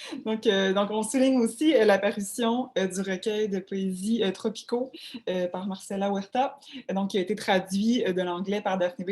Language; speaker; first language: French; native; French